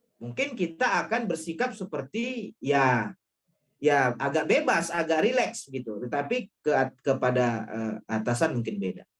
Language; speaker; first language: Indonesian; non-native, local second language; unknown